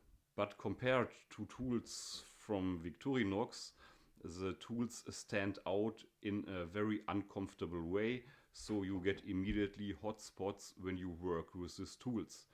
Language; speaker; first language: English; non-native, fluent; German